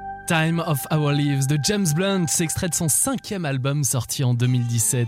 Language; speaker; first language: French; native; French